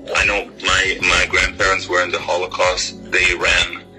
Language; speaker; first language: English; non-native, fluent; Hebrew